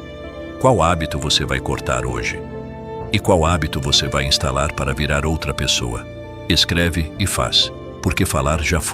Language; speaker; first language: Portuguese; native; Portuguese